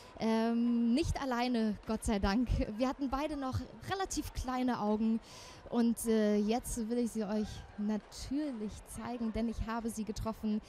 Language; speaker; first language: German; native; German